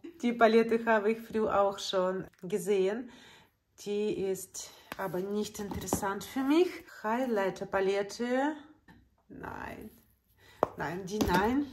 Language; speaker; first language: German; non-native, learner; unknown